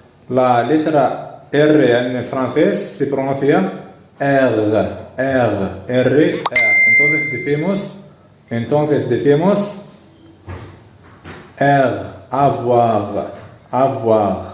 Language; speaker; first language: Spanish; non-native, fluent; Arabic